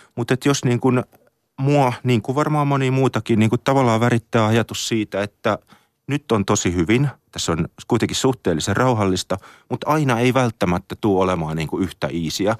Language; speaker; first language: Finnish; native; Finnish